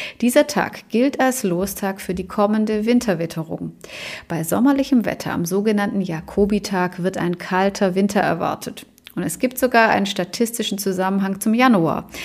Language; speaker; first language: German; native; German